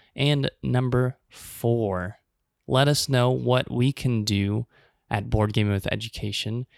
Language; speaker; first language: English; native; English